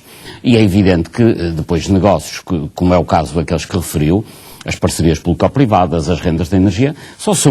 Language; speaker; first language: Portuguese; native; Portuguese